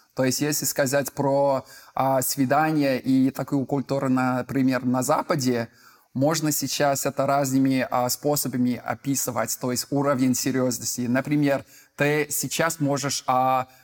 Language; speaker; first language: Russian; non-native, fluent; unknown